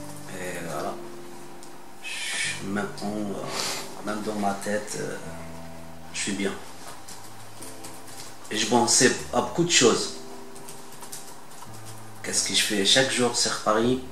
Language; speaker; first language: French; non-native, learner; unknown